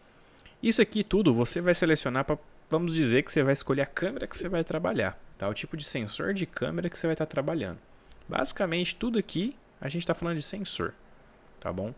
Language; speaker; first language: Portuguese; native; Portuguese